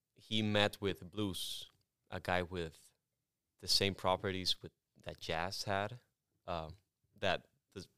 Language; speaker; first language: English; non-native, fluent; Spanish